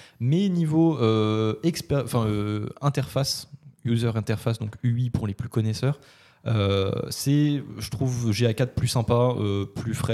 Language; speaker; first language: French; native; French